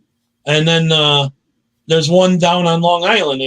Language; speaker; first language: English; native; English